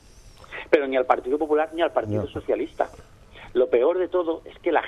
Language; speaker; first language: Spanish; native; Spanish